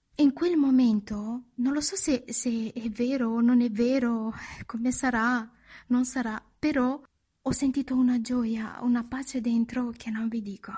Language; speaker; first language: Italian; non-native, fluent; Romanian